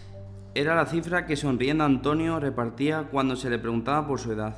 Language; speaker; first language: Spanish; native; Spanish